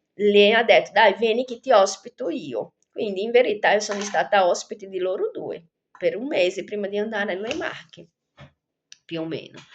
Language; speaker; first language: Italian; non-native, fluent; Portuguese